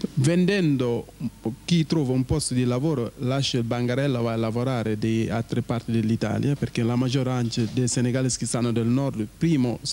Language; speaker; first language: Italian; non-native, learner; Wolof